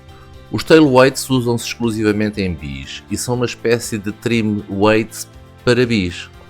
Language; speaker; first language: Portuguese; native; Portuguese